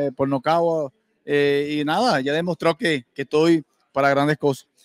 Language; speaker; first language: Spanish; native; Spanish